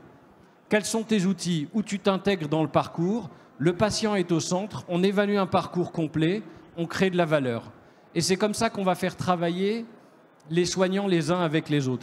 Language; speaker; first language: French; native; French